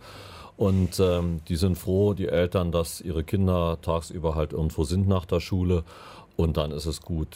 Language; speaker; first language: German; native; German